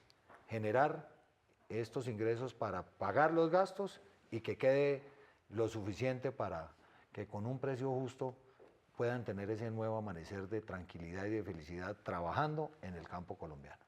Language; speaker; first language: Spanish; native; Spanish